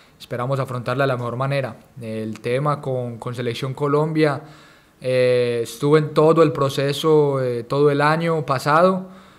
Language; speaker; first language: Spanish; native; Spanish